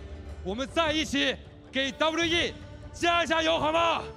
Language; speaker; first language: Chinese; native; Chinese